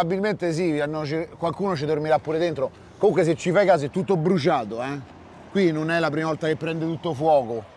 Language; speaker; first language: Italian; native; Italian